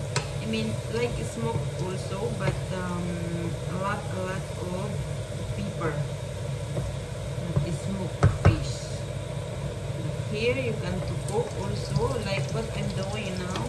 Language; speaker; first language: English; non-native, learner; Filipino